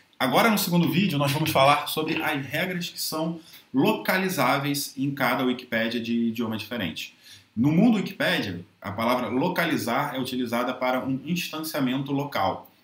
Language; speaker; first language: Portuguese; native; Portuguese